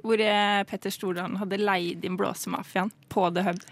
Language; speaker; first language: Norwegian; native; Norwegian